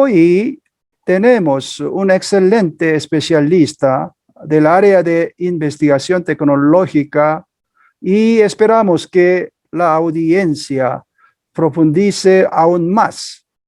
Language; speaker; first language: Spanish; non-native, fluent; Korean